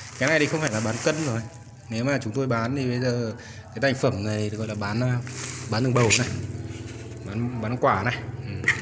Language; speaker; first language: Vietnamese; non-native, local second language; Tày